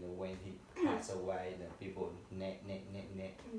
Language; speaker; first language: English; non-native, learner; Vietnamese